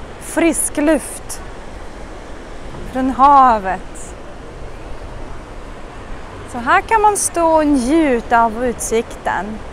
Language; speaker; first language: Swedish; non-native, fluent; Russian